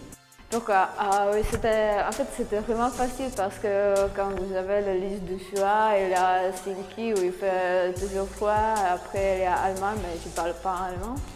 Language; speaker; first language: French; non-native, fluent; Czech